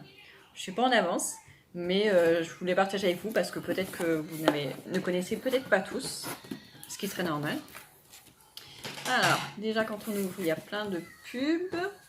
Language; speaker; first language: French; native; French